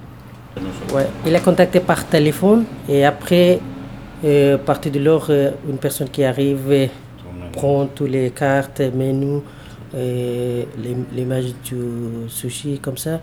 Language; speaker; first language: French; non-native, learner; Bangla